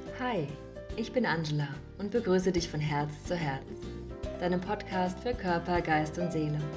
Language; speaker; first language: German; native; German